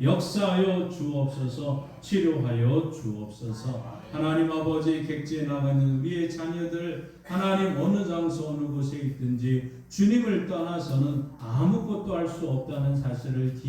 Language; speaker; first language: Korean; native; Korean